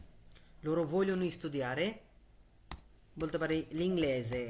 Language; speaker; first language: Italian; non-native, fluent; Bangla